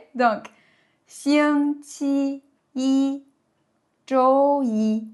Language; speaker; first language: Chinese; non-native, fluent; French